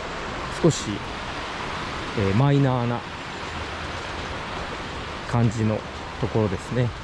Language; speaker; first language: Japanese; native; Japanese